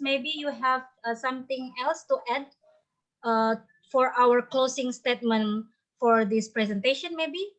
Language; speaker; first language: English; non-native, fluent; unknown